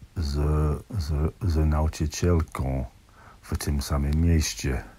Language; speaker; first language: Polish; non-native, learner; English